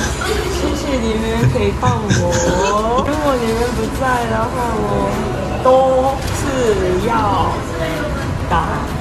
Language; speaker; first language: Chinese; non-native, learner; Japanese